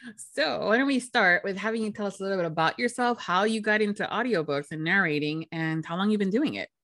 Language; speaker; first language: English; native; English